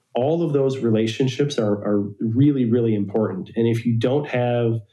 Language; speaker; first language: English; native; English